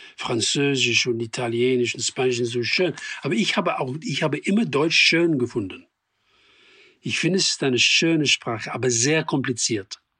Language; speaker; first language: German; non-native, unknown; English